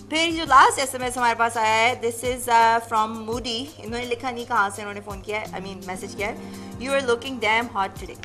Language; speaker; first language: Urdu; native; Urdu